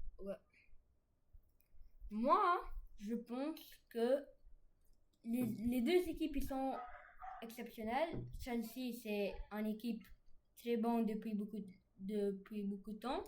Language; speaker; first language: French; non-native, learner; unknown